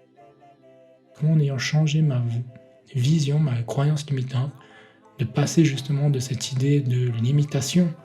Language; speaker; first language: French; native; French